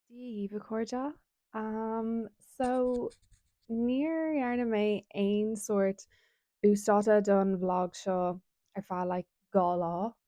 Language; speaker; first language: Irish; non-native, local second language; English